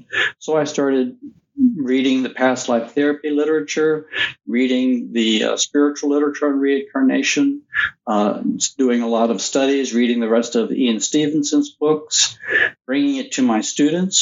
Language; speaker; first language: English; native; English